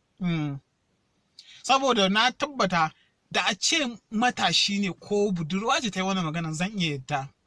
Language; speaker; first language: Hausa; non-native, local second language; Yoruba